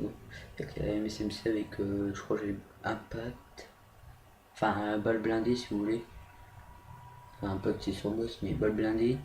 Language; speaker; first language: French; native; French